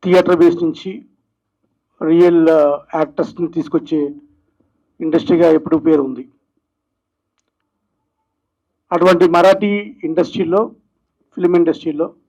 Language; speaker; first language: Telugu; native; Telugu